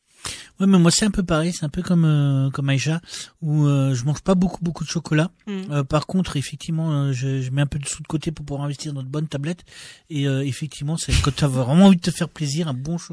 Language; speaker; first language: French; native; French